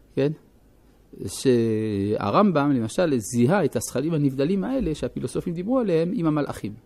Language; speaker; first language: Hebrew; non-native, fluent; French